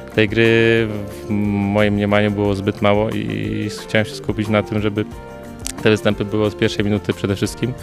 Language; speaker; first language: Polish; native; Polish